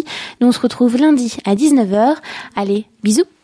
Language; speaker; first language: French; native; French